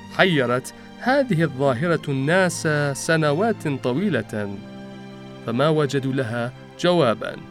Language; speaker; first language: Arabic; non-native, fluent; Persian